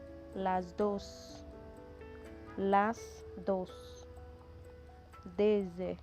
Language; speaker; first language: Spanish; non-native, fluent; Haitian Creole